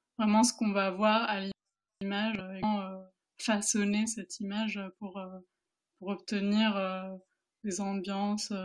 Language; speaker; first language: French; early bilingual, other home language; Spanish